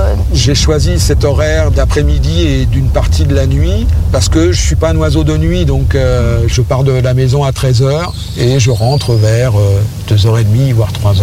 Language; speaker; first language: French; native; French